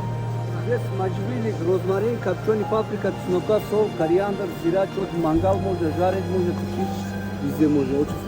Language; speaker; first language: Russian; non-native, local second language; Tajik